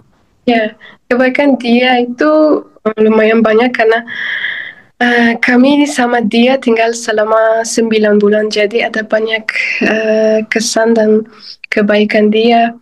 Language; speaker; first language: Indonesian; non-native, fluent; Uzbek